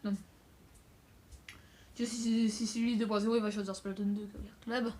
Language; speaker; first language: French; native; French